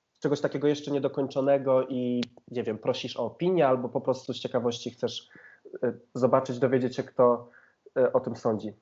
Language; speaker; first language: Polish; native; Polish